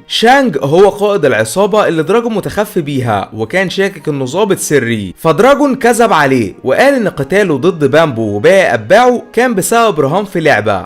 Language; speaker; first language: Arabic; native; Arabic